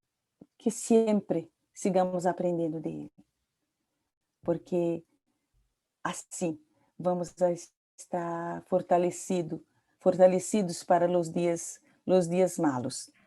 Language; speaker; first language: Portuguese; non-native, learner; Spanish